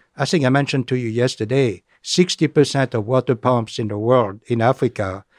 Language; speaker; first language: English; non-native, fluent; French